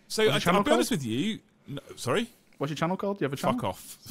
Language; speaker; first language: English; native; English